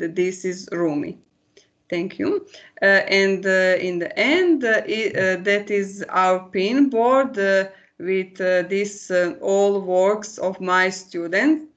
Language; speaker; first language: English; non-native, learner; Croatian